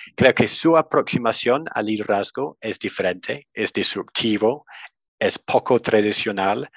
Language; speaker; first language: Spanish; non-native, fluent; English